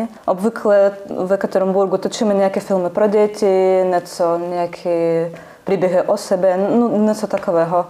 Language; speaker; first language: Czech; non-native, learner; Russian